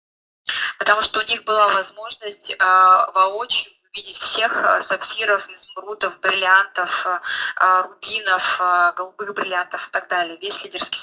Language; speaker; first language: Russian; native; Russian